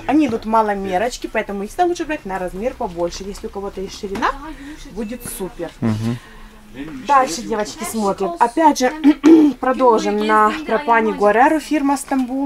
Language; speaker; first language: Russian; native; Russian